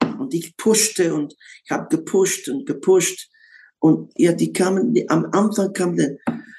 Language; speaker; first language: German; non-native, learner; English